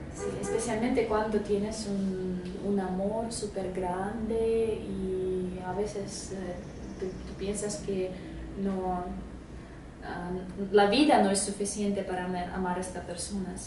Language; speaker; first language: Spanish; non-native, fluent; Russian